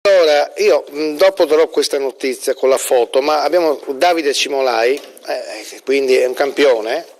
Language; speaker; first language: Italian; native; Italian